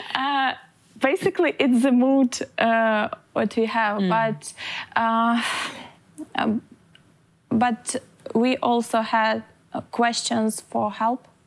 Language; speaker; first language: English; non-native, fluent; Ukrainian